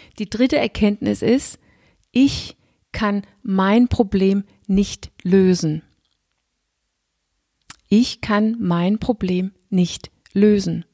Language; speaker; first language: German; non-native, fluent; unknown